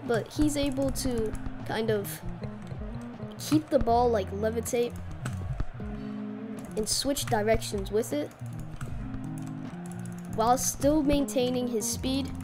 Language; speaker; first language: English; native; English